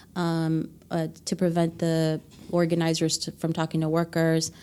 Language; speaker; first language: English; non-native, fluent; Spanish